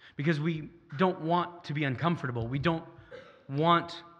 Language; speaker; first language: English; native; English